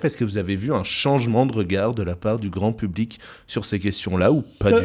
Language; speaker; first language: French; native; French